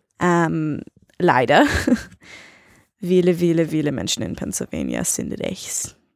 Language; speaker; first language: German; non-native, learner; English